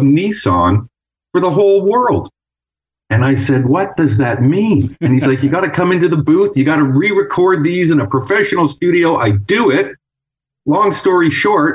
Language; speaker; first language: English; native; English